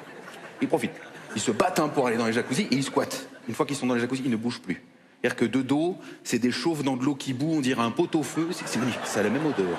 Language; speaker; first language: French; native; French